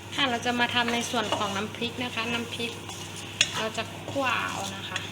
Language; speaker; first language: Thai; non-native, local second language; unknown